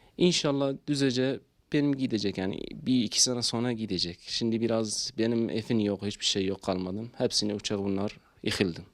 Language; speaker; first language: Turkish; non-native, learner; Arabic